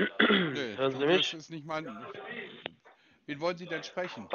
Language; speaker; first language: German; native; German